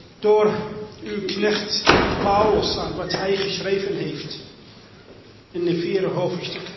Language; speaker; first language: Dutch; non-native, fluent; French